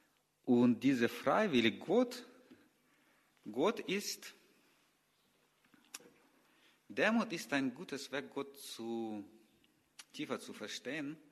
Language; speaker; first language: German; non-native, learner; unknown